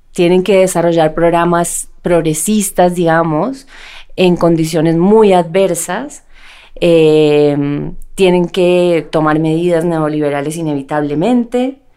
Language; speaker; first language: Spanish; native; Spanish